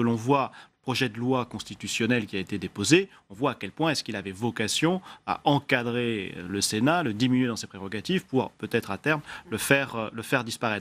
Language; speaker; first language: French; native; French